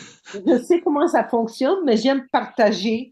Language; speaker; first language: French; non-native, local second language; English